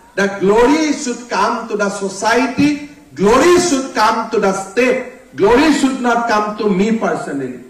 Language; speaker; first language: English; non-native, local second language; Assamese